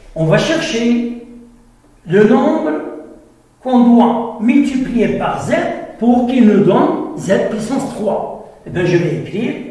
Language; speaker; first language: French; non-native, local second language; Arabic